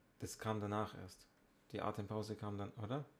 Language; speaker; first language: German; native; German